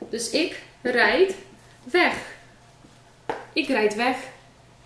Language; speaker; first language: Dutch; non-native, fluent; Polish